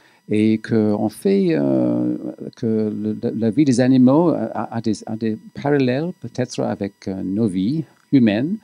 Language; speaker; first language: French; non-native, fluent; English